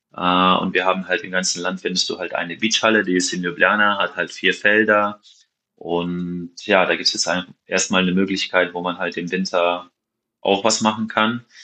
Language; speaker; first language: German; non-native, fluent; Slovenian